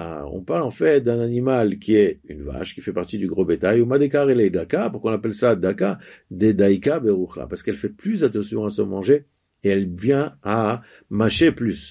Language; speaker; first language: French; native; French